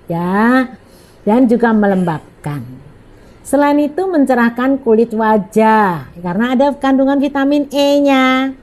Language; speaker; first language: Indonesian; native; Indonesian